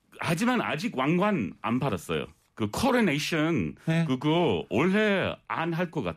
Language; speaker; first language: Korean; non-native, learner; English